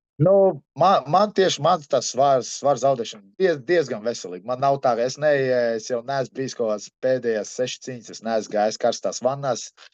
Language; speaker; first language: Latvian; early bilingual, heritage; Latvian